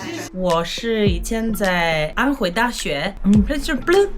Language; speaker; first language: Chinese; non-native, fluent; English